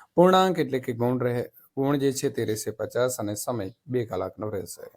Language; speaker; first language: Hindi; non-native, local second language; Gujarati